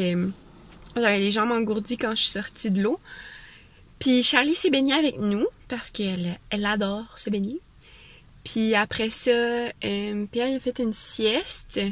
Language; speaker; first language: French; native; French